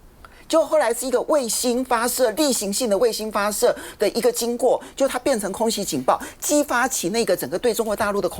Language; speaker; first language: Chinese; native; Chinese